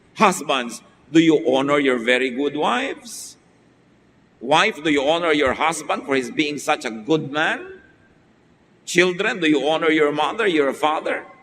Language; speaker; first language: English; non-native, local second language; Filipino